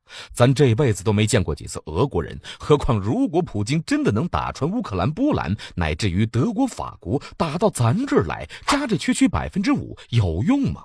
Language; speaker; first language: Chinese; native; Chinese